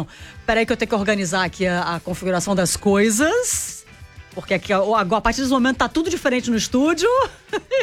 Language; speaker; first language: Portuguese; native; Portuguese